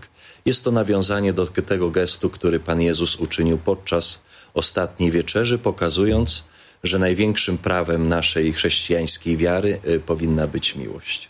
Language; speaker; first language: Polish; native; Polish